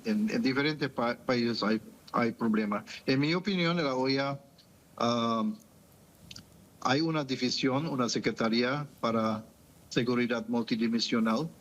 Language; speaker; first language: Spanish; non-native, fluent; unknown